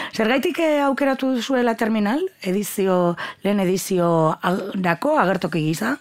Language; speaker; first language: Basque; native; Basque